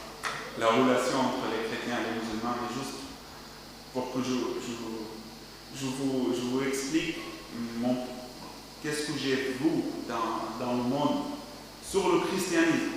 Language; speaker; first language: French; non-native, learner; Arabic